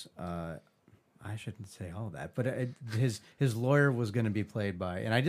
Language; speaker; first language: English; native; English